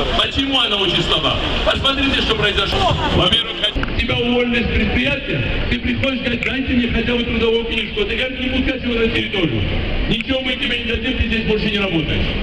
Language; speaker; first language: Russian; non-native, local second language; Georgian